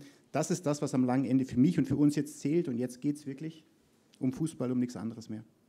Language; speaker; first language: German; native; German